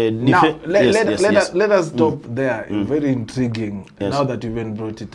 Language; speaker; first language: English; non-native, local second language; Swahili